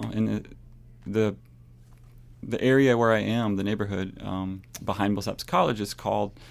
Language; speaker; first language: English; native; English